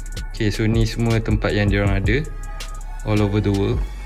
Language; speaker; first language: English; non-native, local second language; Malay